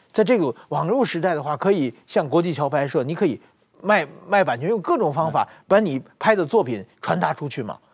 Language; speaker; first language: Chinese; native; Chinese